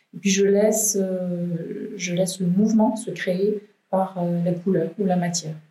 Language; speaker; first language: French; native; French